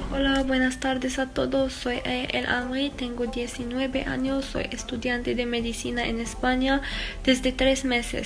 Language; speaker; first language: Spanish; non-native, fluent; Arabic